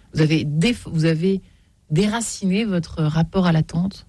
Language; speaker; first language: French; native; French